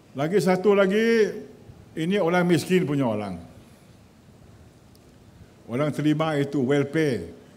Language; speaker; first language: Malay; native; Malay